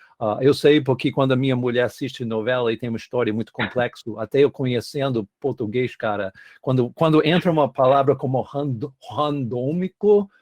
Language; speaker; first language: Portuguese; non-native, fluent; English